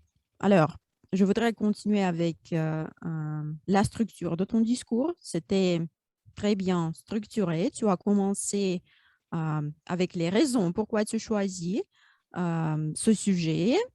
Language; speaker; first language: French; non-native, fluent; Russian